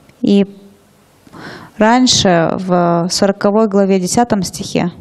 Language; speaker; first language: Russian; native; Russian